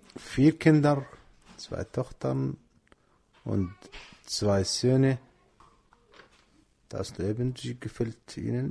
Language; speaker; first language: German; non-native, learner; Arabic